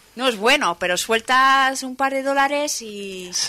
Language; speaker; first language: Spanish; non-native, fluent; Dutch